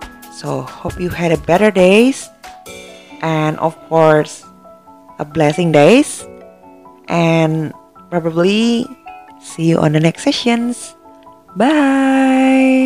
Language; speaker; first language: English; non-native, learner; Indonesian